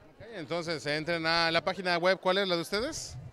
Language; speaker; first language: Spanish; native; Spanish